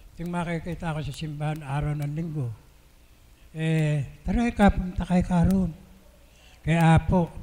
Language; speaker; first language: Filipino; native; Filipino